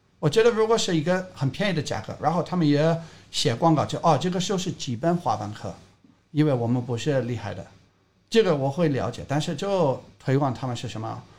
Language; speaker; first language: Chinese; non-native, fluent; English